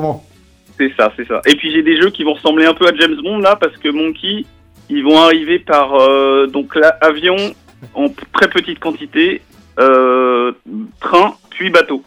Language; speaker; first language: French; native; French